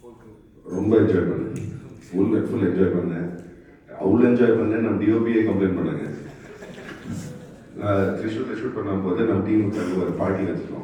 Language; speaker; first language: Tamil; non-native, fluent; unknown